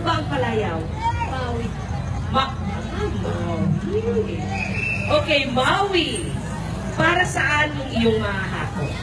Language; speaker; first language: Filipino; native; Filipino